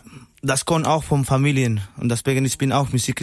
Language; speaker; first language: German; non-native, learner; Spanish